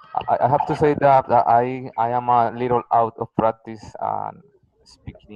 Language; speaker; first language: English; non-native, learner; Spanish